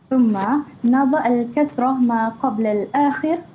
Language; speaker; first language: Arabic; non-native, learner; Malay